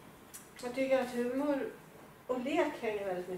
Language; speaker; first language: Swedish; native; Swedish